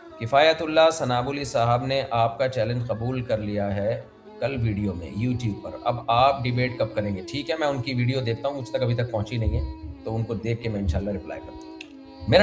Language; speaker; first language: Urdu; native; Urdu